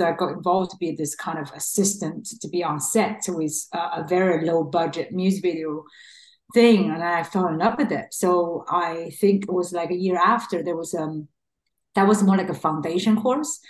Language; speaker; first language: English; non-native, fluent; Chinese